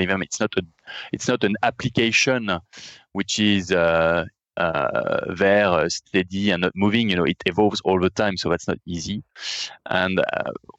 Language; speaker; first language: English; non-native, fluent; French